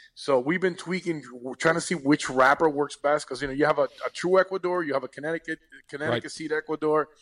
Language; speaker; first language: English; early bilingual, other home language; Spanish